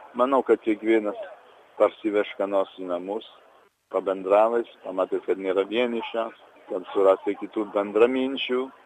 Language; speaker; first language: Lithuanian; early bilingual, heritage; Lithuanian